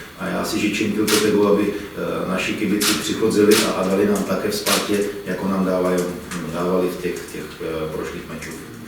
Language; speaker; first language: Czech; native; Czech